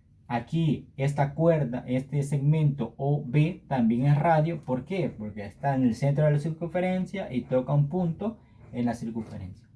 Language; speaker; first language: Spanish; native; Spanish